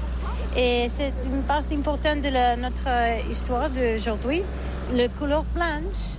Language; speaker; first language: French; non-native, learner; Catalan